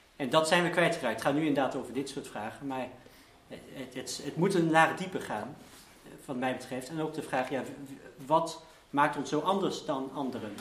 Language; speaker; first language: Dutch; early bilingual, heritage; Dutch